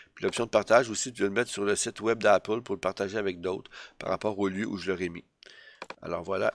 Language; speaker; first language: French; native; French